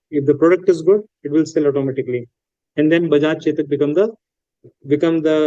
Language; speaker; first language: English; non-native, local second language; Hindi